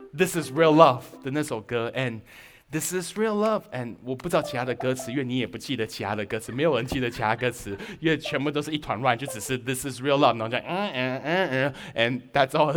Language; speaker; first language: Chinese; early bilingual, heritage; Chinese